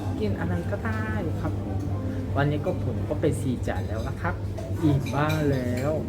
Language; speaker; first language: Thai; non-native, learner; Korean